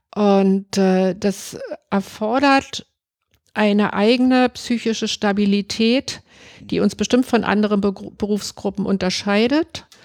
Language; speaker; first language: German; native; German